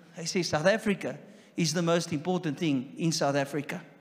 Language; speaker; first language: English; non-native, local second language; Afrikaans